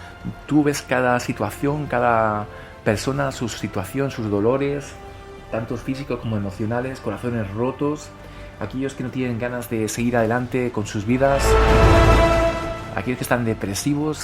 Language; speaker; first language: Spanish; native; Spanish